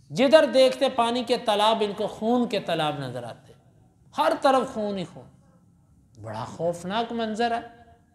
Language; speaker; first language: Urdu; non-native, local second language; Punjabi